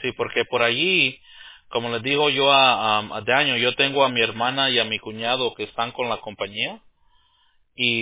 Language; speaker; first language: Spanish; early bilingual, heritage; Spanish